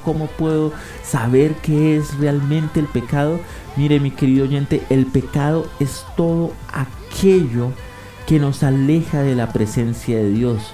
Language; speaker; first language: Spanish; native; Spanish